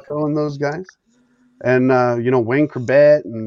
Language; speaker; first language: English; native; English